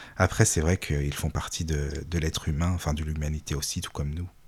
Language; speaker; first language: French; native; French